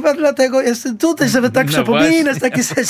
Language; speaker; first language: Polish; non-native, learner; Spanish